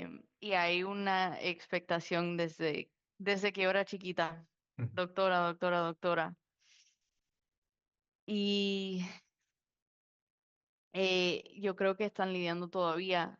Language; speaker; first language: Spanish; early bilingual, heritage; Spanish